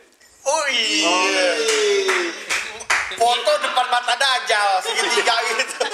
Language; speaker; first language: Indonesian; native; Indonesian